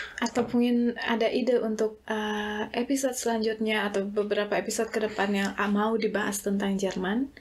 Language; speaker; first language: Indonesian; native; Indonesian